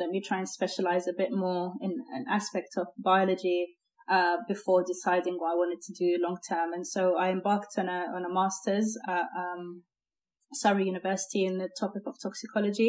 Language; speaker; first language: English; native; English